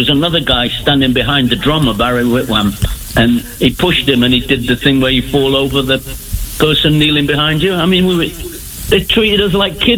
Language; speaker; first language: English; native; English